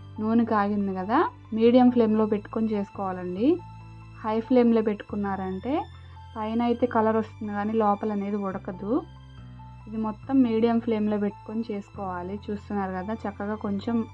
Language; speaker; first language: Telugu; native; Telugu